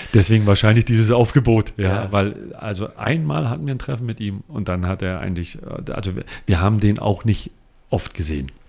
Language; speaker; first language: German; native; German